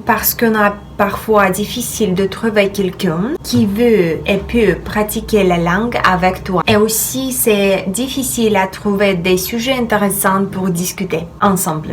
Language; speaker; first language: French; non-native, fluent; Russian